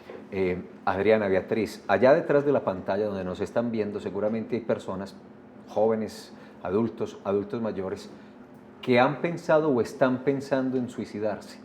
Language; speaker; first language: Spanish; native; Spanish